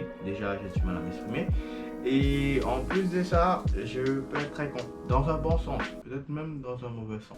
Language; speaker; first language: French; non-native, fluent; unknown